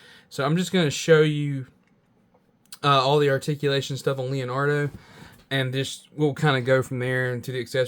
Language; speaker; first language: English; native; English